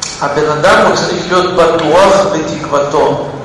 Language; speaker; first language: Hebrew; non-native, fluent; Russian